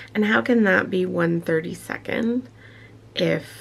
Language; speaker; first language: English; native; English